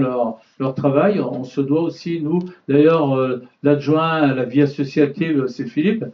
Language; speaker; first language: French; native; French